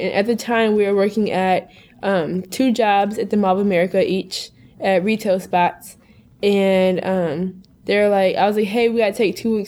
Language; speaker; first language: English; native; English